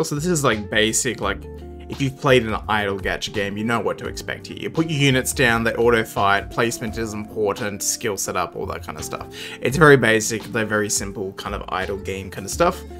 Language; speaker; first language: English; native; English